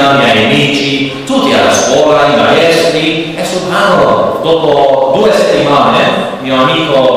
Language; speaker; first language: Italian; non-native, learner; English